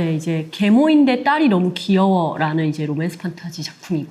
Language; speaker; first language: Korean; native; Korean